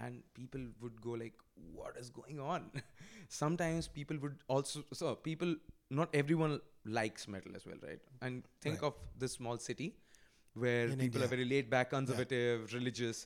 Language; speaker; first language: English; non-native, local second language; Odia